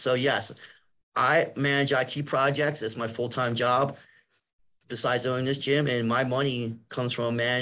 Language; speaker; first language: English; native; English